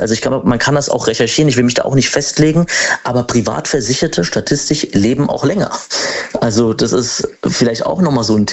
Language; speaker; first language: German; native; German